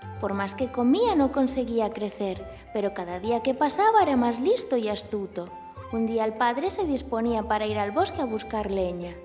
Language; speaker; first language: Spanish; native; Spanish